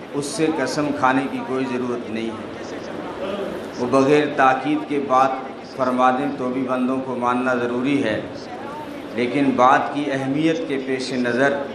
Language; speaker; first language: Urdu; non-native, local second language; Gujarati